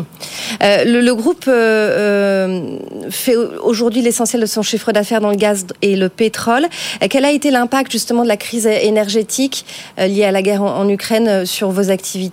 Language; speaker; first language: French; native; French